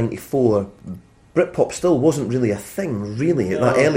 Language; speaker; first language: English; native; English